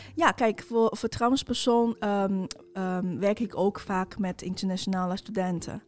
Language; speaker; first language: Dutch; non-native, fluent; Chinese